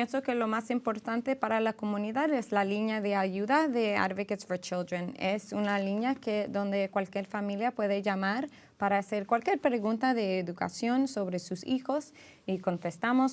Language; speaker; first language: Spanish; early bilingual, heritage; English